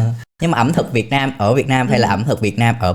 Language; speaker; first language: Vietnamese; native; Vietnamese